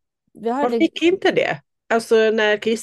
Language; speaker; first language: Swedish; non-native, fluent; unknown